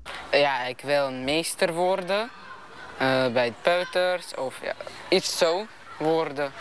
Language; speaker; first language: Dutch; early bilingual, other home language; Ukrainian